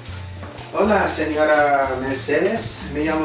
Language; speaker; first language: Spanish; non-native, learner; English